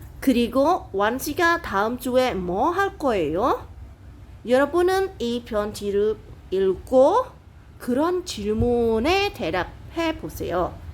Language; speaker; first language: Korean; non-native, fluent; Khmer